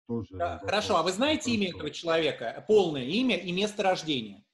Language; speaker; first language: Russian; native; Russian